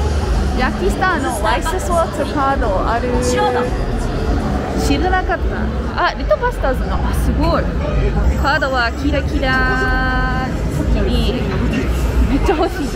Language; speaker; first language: Japanese; non-native, learner; English